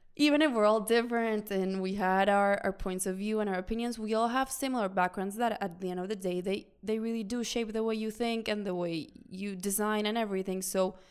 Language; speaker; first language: English; non-native, fluent; Spanish